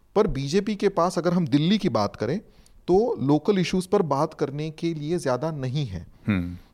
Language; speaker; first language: Hindi; non-native, local second language; Marathi